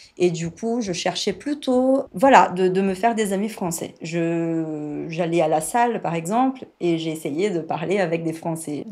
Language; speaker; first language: French; non-native, fluent; Portuguese